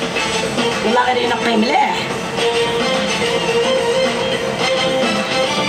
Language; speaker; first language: Arabic; native; Arabic